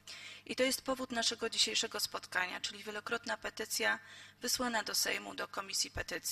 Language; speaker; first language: Polish; native; Polish